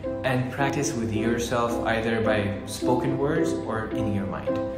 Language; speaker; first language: English; non-native, fluent; Arabic